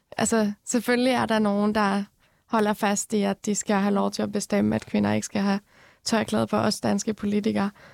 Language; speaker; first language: Danish; non-native, fluent; Persian